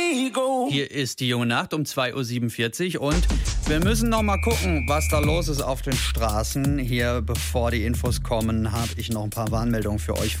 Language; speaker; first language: German; native; German